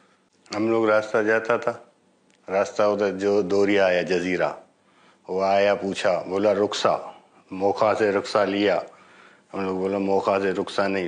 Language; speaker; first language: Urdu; non-native, learner; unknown